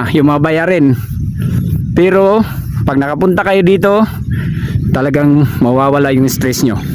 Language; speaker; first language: Filipino; non-native, local second language; Cebuano